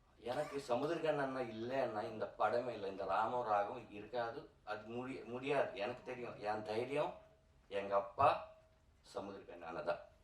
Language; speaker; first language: Tamil; non-native, learner; Telugu